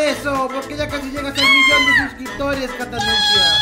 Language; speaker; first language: Spanish; native; Spanish